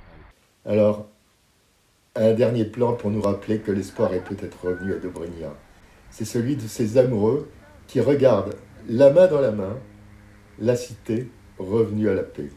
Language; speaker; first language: French; native; French